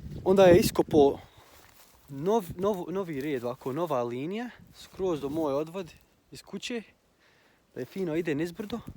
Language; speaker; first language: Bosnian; early bilingual, heritage; Croatian